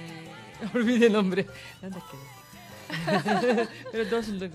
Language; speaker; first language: Spanish; non-native, learner; Japanese